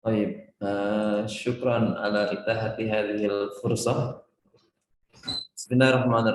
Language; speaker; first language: Arabic; non-native, fluent; Indonesian